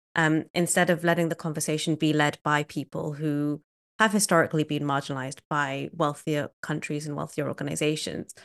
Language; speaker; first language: English; native; English